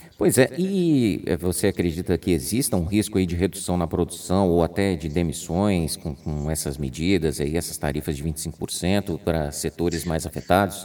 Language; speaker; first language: Portuguese; native; Portuguese